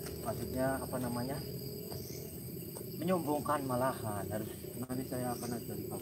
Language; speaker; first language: Indonesian; non-native, local second language; Javanese